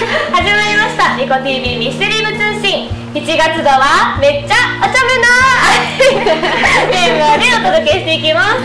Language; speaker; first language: Japanese; native; Japanese